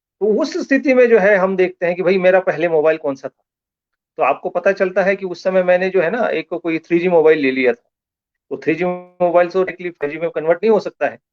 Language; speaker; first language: Hindi; non-native, local second language; Marathi